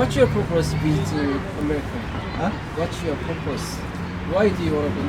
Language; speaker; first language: English; non-native, learner; Korean